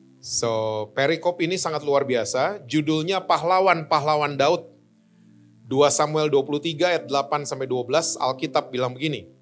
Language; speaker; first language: Indonesian; native; Indonesian